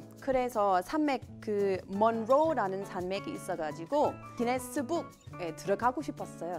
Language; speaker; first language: Korean; non-native, fluent; English